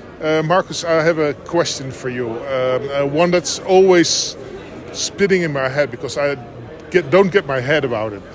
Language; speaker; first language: English; non-native, fluent; Dutch